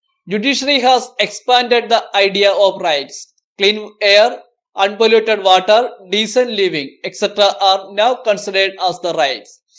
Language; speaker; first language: English; non-native, local second language; Malayalam